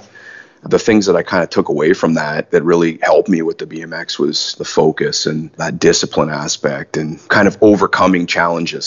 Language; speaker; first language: English; native; English